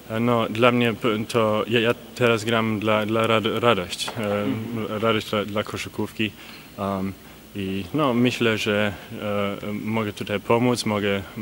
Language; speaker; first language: Polish; early bilingual, heritage; Polish